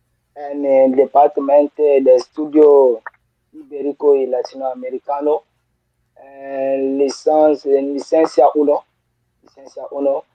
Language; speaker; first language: Spanish; non-native, learner; French